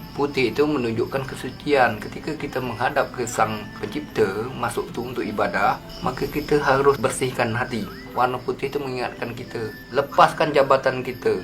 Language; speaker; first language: Malay; native; Malay